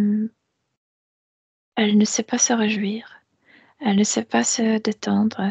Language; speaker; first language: French; non-native, fluent; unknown